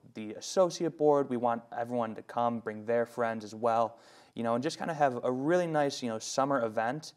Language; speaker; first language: English; native; English